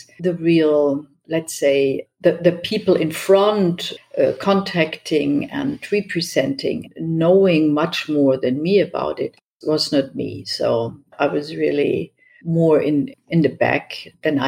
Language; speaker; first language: English; non-native, fluent; German